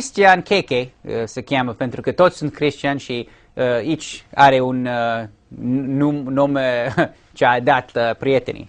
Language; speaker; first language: Romanian; early bilingual, heritage; English